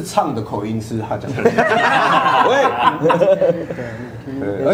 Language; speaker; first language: Chinese; native; Chinese